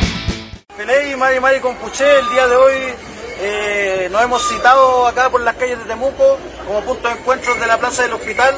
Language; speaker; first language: Spanish; native; Spanish